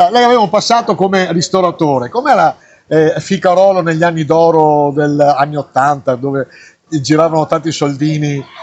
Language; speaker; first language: Italian; native; Italian